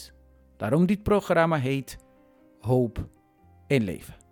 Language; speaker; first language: Dutch; non-native, fluent; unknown